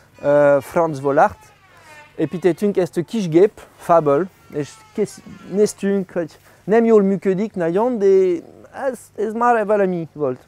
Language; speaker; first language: Hungarian; non-native, learner; French